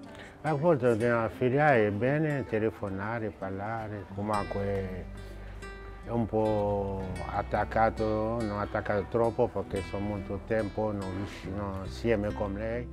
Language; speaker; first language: Italian; non-native, learner; Haitian Creole